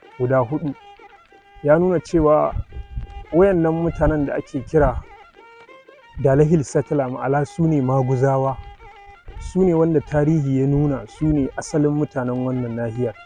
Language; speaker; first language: Hausa; native; Hausa